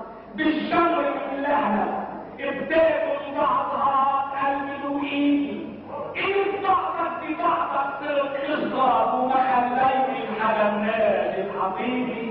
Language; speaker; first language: Arabic; native; Arabic